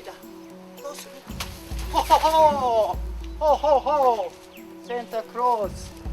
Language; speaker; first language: Japanese; non-native, learner; English